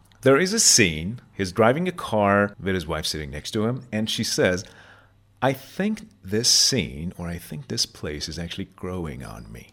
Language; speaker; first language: English; non-native, fluent; Persian